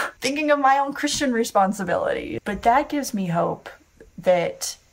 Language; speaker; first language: English; native; English